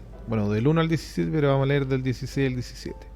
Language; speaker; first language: Spanish; native; Spanish